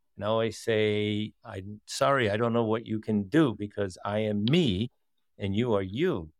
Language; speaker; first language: English; early bilingual, other home language; Dutch